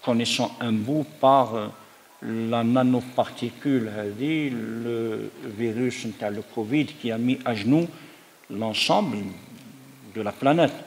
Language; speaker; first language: French; non-native, local second language; Arabic